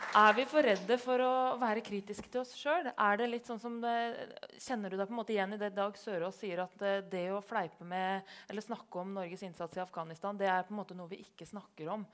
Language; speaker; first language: Norwegian; native; Norwegian